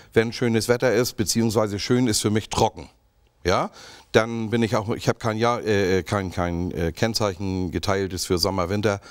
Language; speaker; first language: German; native; German